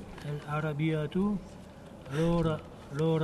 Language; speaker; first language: Arabic; non-native, learner; French